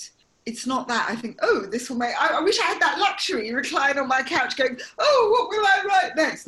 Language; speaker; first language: English; native; English